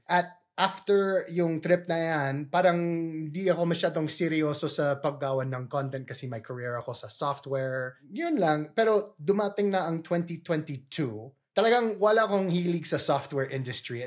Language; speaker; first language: Filipino; non-native, fluent; English